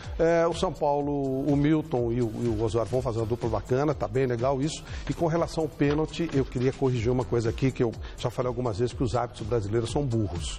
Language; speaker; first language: Portuguese; native; Portuguese